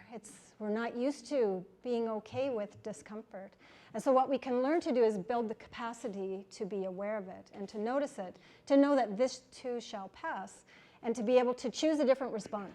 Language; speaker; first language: English; native; English